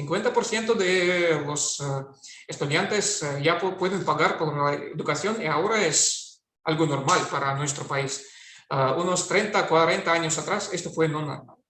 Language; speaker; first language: Spanish; non-native, fluent; Russian